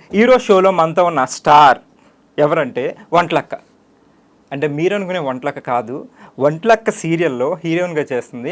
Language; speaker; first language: Telugu; native; Telugu